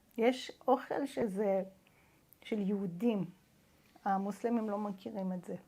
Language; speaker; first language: Hebrew; non-native, fluent; Persian